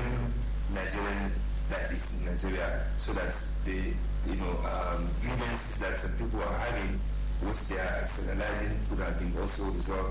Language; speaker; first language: English; non-native, local second language; Hausa